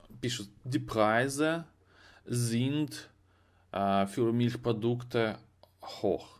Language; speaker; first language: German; non-native, fluent; Russian